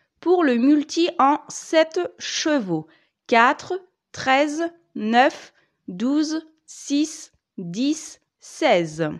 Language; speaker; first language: French; native; French